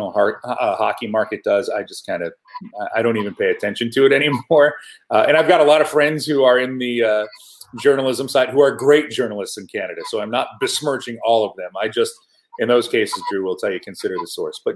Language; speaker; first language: English; native; English